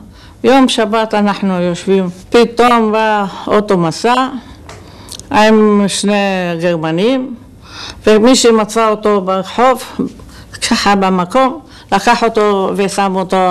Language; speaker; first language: Hebrew; non-native, local second language; Arabic